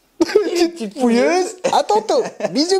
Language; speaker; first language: French; native; French